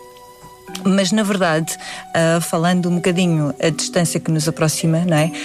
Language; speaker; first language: Portuguese; early bilingual, other home language; Indonesian